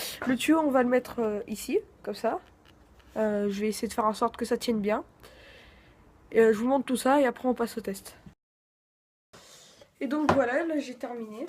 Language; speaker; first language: French; native; French